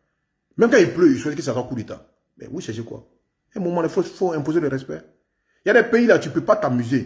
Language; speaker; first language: French; native; French